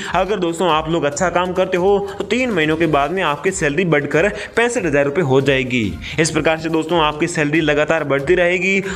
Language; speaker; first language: Hindi; native; Hindi